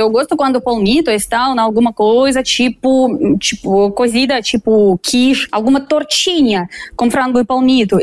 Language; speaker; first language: Portuguese; non-native, fluent; Russian